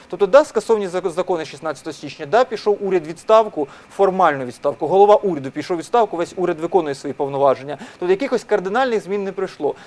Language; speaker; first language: Ukrainian; non-native, local second language; Russian